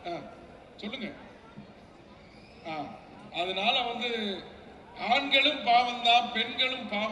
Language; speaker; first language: Tamil; native; Tamil